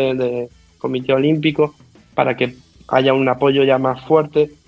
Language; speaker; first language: Spanish; native; Spanish